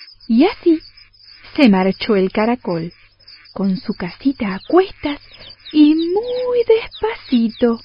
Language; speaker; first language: Spanish; native; Spanish